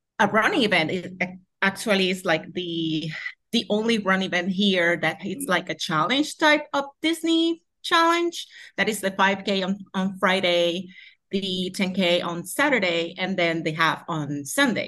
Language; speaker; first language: English; non-native, fluent; Spanish